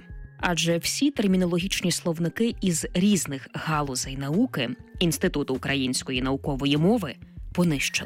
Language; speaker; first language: Ukrainian; native; Ukrainian